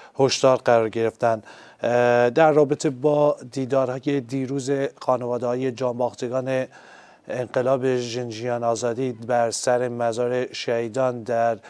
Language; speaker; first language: Persian; non-native, local second language; Central Kurdish